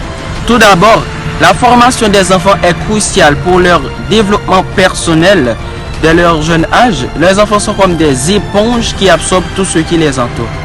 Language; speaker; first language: French; non-native, local second language; Haitian Creole